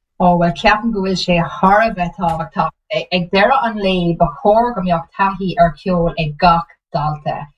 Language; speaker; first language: Irish; non-native, local second language; English